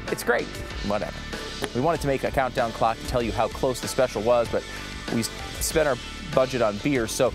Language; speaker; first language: English; native; English